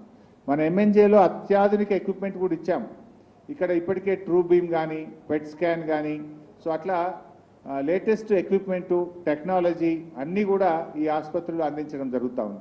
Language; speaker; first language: Telugu; native; Telugu